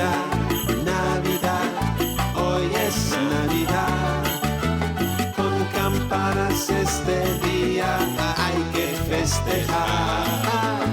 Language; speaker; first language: Spanish; non-native, fluent; English